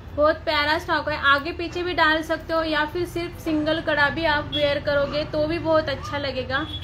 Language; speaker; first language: Hindi; non-native, local second language; Marathi